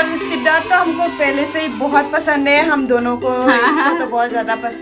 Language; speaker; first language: Hindi; non-native, local second language; Bodo